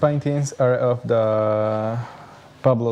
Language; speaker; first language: English; non-native, learner; Spanish